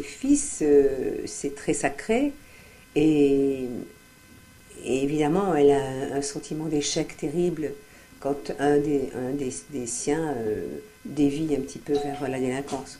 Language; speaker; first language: French; native; French